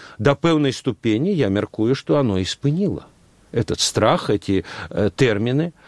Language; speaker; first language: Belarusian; non-native, local second language; Russian